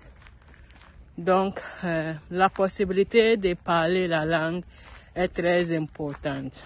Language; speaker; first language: French; non-native, learner; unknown